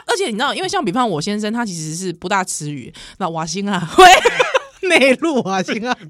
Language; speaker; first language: Chinese; native; Chinese